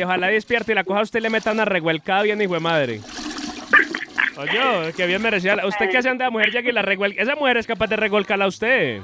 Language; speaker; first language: Spanish; native; Spanish